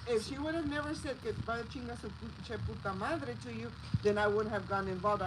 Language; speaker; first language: English; early bilingual, other home language; Spanish